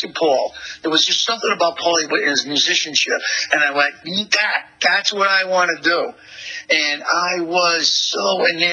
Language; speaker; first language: English; native; English